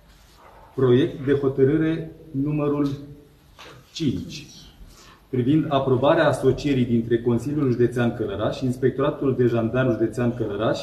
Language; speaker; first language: Romanian; native; Romanian